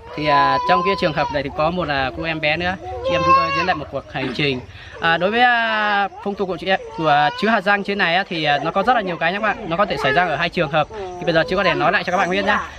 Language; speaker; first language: Vietnamese; non-native, local second language; Hmong